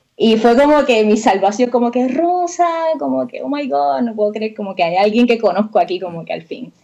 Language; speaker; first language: Spanish; native; Spanish